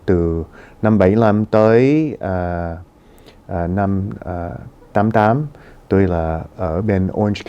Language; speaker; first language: Vietnamese; early bilingual, heritage; Vietnamese